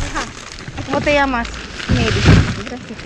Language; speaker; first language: Spanish; non-native, learner; Filipino